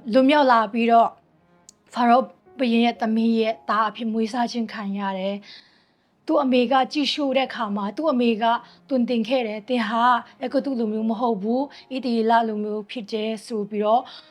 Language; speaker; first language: Burmese; non-native, local second language; Tedim Chin